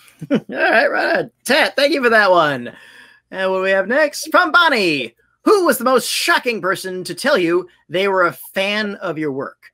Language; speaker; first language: English; native; English